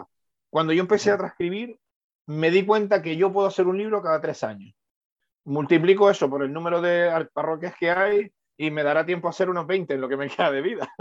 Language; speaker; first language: Spanish; native; Spanish